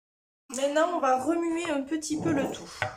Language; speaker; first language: French; native; French